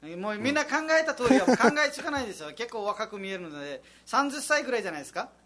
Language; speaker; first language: Japanese; non-native, fluent; Nepali